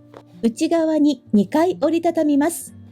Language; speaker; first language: Japanese; native; Japanese